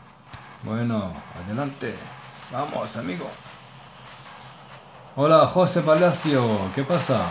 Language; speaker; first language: Spanish; non-native, learner; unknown